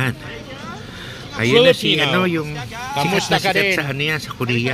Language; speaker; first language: Filipino; native; Filipino